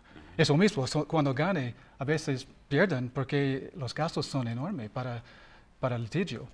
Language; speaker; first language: Spanish; non-native, learner; English